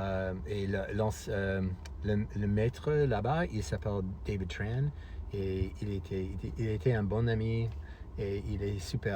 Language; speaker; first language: French; non-native, fluent; English